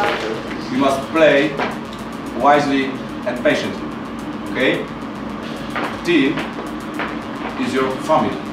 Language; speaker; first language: English; non-native, learner; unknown